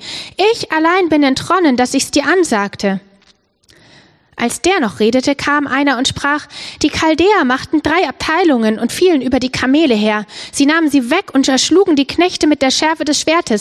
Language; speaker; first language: German; native; German